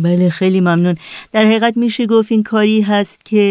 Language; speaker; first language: Persian; native; Persian